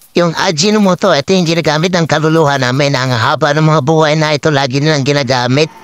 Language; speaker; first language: Filipino; non-native, local second language; Cebuano